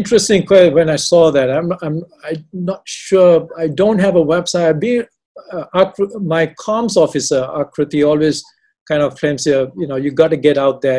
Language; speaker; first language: English; non-native, local second language; Tamil